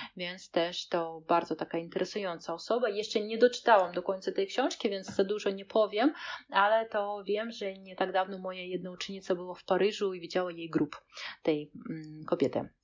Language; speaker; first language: Polish; non-native, fluent; Russian